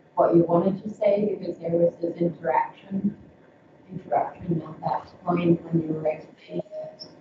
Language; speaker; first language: English; non-native, fluent; Finnish